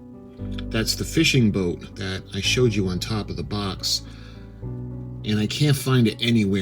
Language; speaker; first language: English; native; English